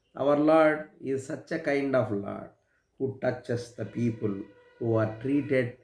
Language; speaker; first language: English; non-native, local second language; Telugu